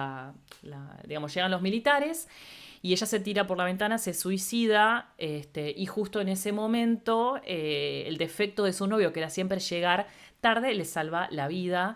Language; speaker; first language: Spanish; native; Spanish